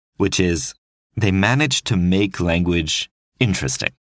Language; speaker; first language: English; non-native, fluent; French